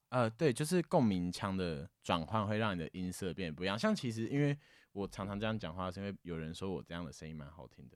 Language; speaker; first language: Chinese; native; Chinese